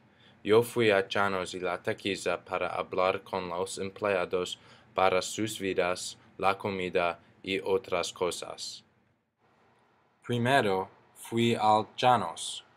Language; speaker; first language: Spanish; non-native, learner; English